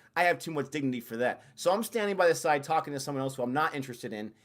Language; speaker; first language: English; native; English